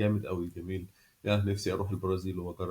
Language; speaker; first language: Arabic; native; Arabic